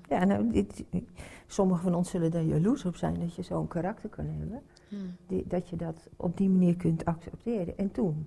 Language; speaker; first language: Dutch; native; Dutch